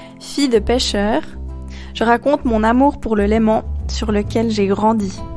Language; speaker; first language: French; native; French